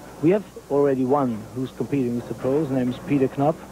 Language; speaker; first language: English; non-native, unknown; German